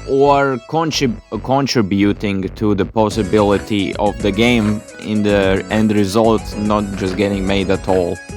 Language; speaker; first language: English; non-native, fluent; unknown